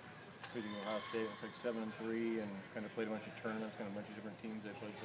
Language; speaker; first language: English; native; English